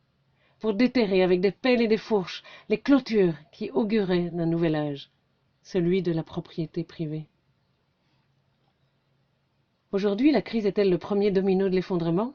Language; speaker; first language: French; native; French